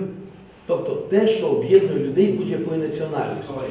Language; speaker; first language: Ukrainian; non-native, local second language; Russian